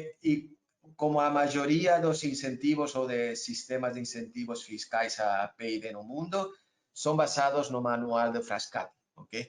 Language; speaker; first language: Portuguese; non-native, learner; Spanish